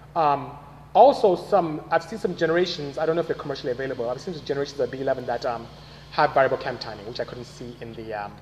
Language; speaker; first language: English; non-native, local second language; Igbo